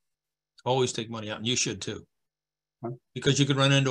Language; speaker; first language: English; native; English